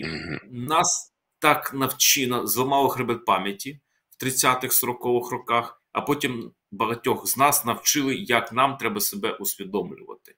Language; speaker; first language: Ukrainian; native; Ukrainian